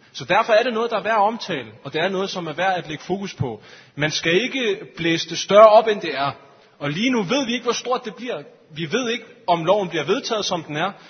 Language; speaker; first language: Danish; early bilingual, other home language; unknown